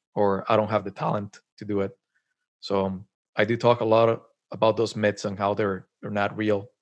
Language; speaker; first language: English; non-native, fluent; Spanish